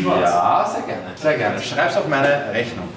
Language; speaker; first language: German; native; German